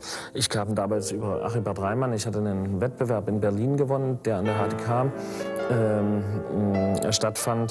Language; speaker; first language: German; native; German